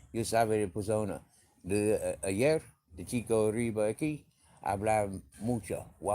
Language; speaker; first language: Spanish; non-native, learner; English